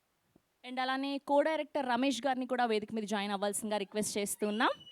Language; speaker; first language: Telugu; native; Telugu